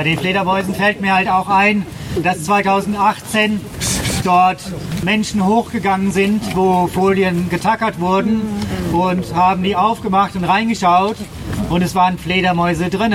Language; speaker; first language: German; native; German